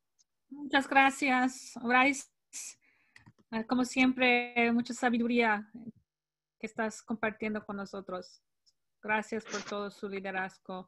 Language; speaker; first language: Spanish; non-native, fluent; English